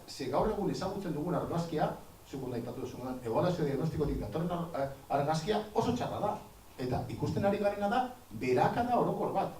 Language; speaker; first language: Basque; native; Basque